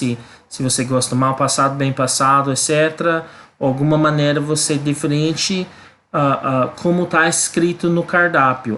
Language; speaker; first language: Portuguese; non-native, learner; English